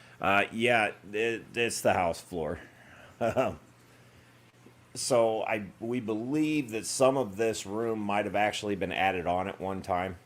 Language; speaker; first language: English; native; English